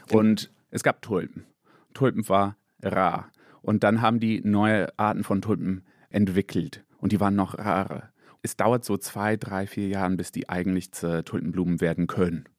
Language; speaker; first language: German; non-native, fluent; English